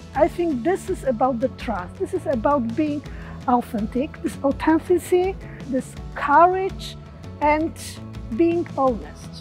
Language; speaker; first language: English; non-native, learner; Polish